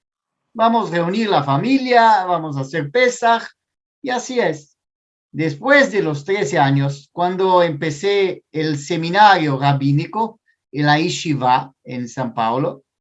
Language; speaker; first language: Spanish; non-native, fluent; Portuguese